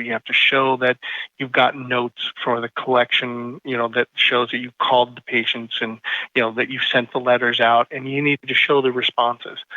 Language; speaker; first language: English; native; English